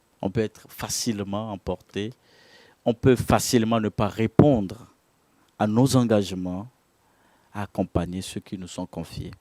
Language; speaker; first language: French; non-native, local second language; Ewe